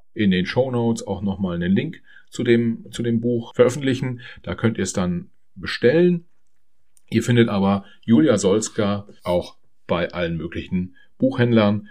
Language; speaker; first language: German; native; German